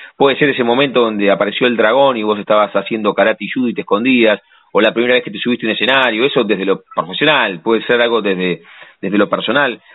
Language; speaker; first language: Spanish; native; Spanish